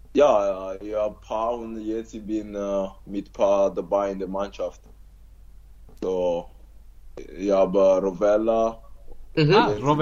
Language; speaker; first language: German; non-native, learner; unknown